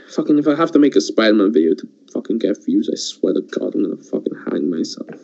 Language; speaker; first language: English; early bilingual, other home language; Persian